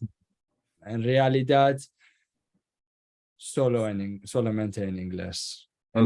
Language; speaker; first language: Spanish; non-native, learner; Kurdish